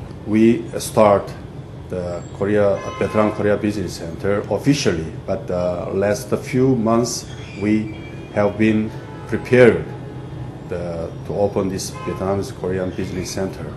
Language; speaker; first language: English; non-native, fluent; Korean